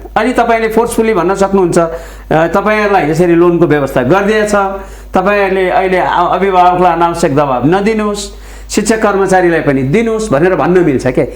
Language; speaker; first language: Nepali; native; Nepali